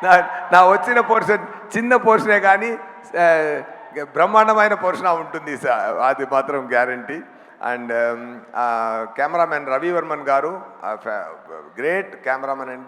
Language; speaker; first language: Telugu; non-native, learner; Tamil